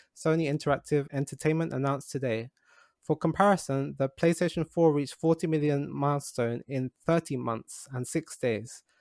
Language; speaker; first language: English; native; English